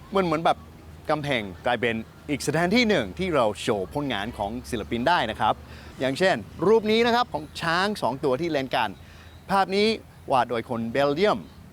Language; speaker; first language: Thai; non-native, fluent; English